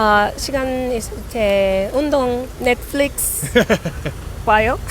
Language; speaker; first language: Korean; non-native, learner; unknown